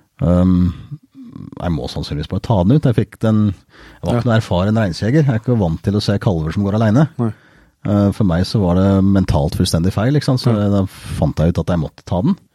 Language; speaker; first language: Norwegian; early bilingual, heritage; Norwegian